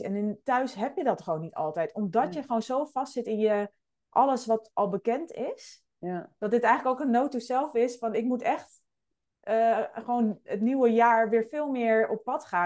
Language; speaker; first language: Dutch; native; Dutch